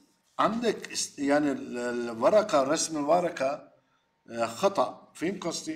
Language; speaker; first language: Arabic; non-native, learner; Turkish